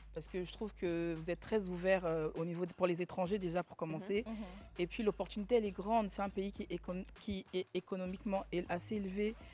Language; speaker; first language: French; non-native, local second language; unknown